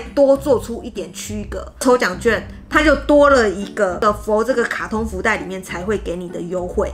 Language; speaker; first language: Chinese; native; Chinese